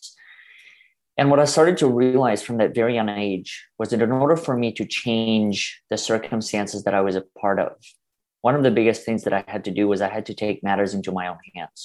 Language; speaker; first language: English; early bilingual, other home language; Russian